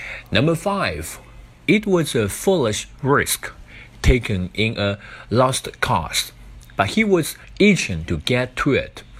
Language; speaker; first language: English; non-native, fluent; Chinese